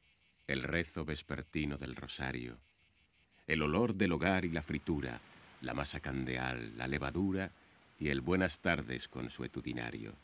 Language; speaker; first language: Spanish; native; Spanish